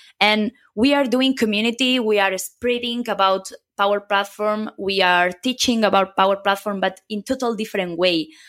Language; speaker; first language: English; non-native, fluent; Catalan